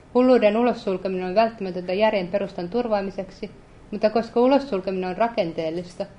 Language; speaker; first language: Finnish; native; Finnish